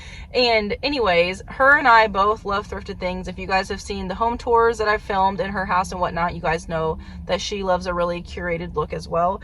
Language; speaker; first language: English; native; English